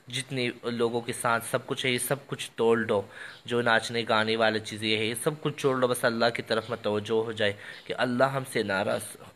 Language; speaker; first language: Urdu; non-native, local second language; Pashto